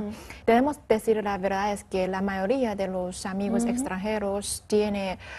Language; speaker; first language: Spanish; non-native, learner; Chinese